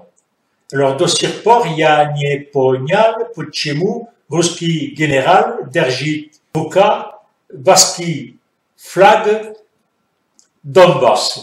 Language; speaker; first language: Russian; non-native, fluent; French